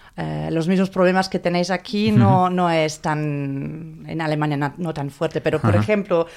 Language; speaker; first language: Spanish; non-native, fluent; German